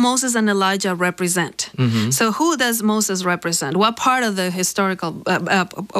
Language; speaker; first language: English; non-native, fluent; Spanish